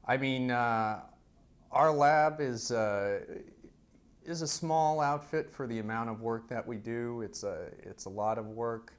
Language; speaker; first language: English; native; English